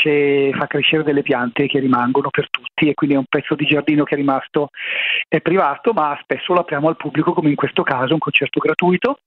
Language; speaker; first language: Italian; native; Italian